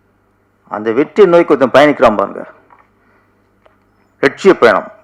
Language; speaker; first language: Tamil; native; Tamil